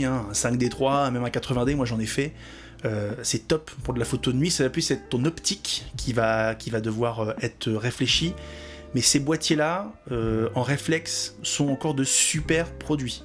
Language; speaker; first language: French; native; French